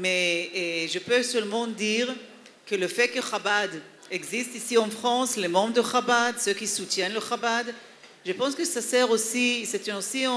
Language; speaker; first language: French; non-native, fluent; Hebrew